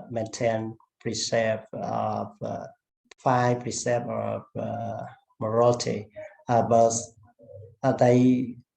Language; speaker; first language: English; non-native, learner; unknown